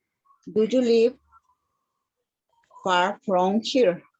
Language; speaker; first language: English; non-native, learner; Spanish